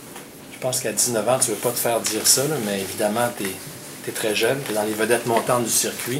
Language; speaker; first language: French; native; French